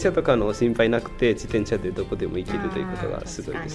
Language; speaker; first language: Japanese; non-native, fluent; Newari